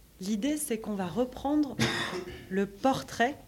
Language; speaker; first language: French; native; French